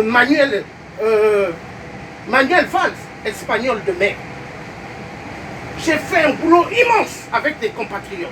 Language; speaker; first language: French; native; French